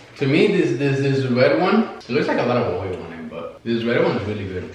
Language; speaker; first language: English; non-native, fluent; Spanish